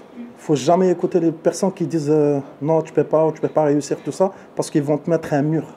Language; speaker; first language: French; early bilingual, other home language; Arabic